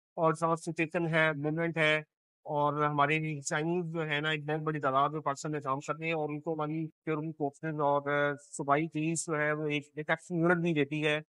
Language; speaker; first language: Urdu; non-native, local second language; Punjabi